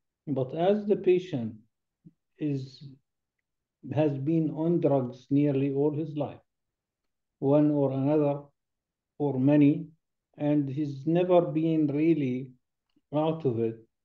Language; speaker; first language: English; non-native, fluent; Arabic